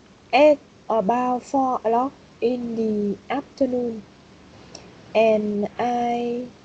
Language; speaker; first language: English; non-native, learner; Vietnamese